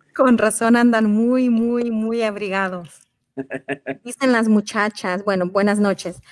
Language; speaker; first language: Spanish; native; Spanish